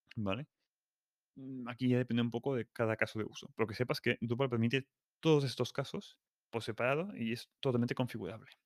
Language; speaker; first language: Spanish; non-native, local second language; Catalan